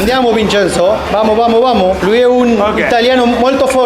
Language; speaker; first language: Italian; non-native, learner; Spanish